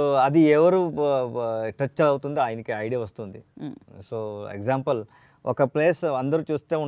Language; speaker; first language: Telugu; non-native, learner; Kannada